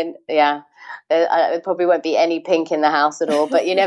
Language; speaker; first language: English; native; English